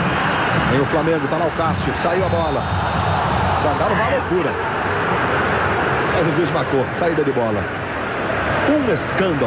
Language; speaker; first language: Portuguese; native; Portuguese